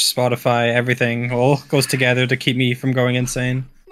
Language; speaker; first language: English; native; English